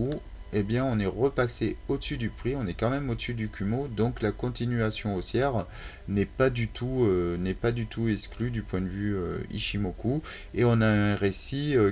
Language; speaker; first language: French; native; French